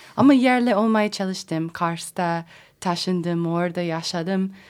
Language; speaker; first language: Turkish; non-native, learner; English